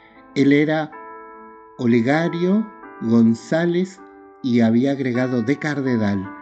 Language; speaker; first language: Spanish; native; Spanish